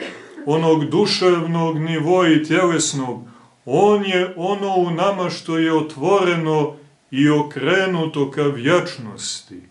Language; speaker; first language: Serbian; native; Serbian